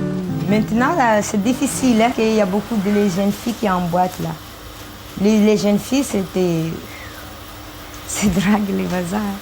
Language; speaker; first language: French; non-native, learner; Malagasy